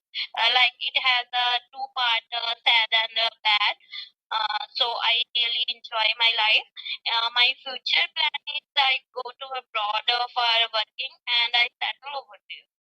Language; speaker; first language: English; non-native, learner; Punjabi